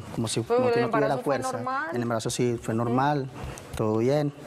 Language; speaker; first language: Spanish; native; Spanish